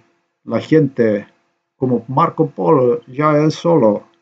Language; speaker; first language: Spanish; non-native, learner; Slovenian